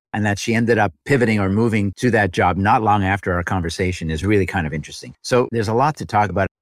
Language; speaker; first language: English; native; English